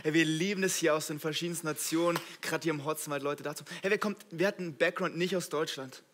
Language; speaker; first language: German; native; German